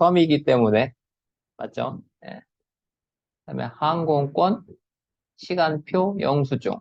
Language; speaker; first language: Korean; native; Korean